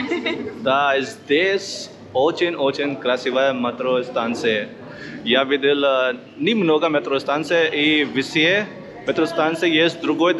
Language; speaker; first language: Russian; non-native, learner; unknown